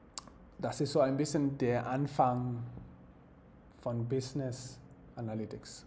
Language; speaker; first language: German; non-native, fluent; Spanish